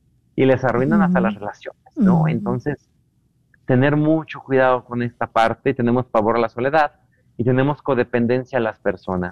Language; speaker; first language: Spanish; native; Spanish